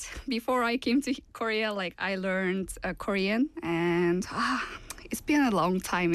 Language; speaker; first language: English; non-native, fluent; Turkish